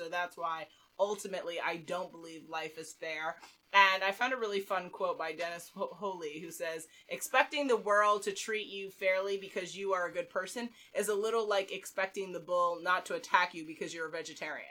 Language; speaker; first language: English; native; English